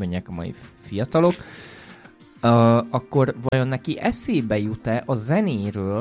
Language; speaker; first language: Hungarian; native; Hungarian